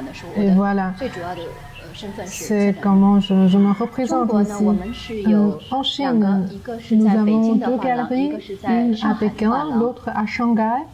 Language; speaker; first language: French; non-native, learner; Chinese